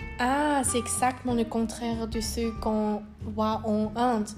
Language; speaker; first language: French; non-native, learner; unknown